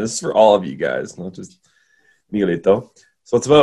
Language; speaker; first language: English; native; English